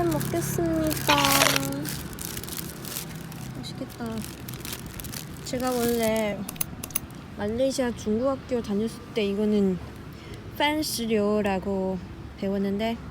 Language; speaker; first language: Korean; non-native, learner; Malay